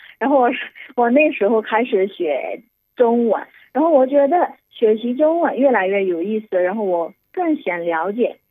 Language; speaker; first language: Chinese; non-native, fluent; Burmese